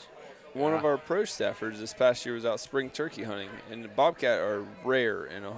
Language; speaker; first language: English; native; English